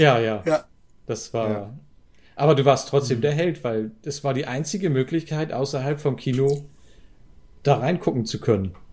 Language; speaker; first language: German; native; German